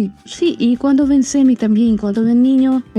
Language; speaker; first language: Spanish; non-native, learner; Armenian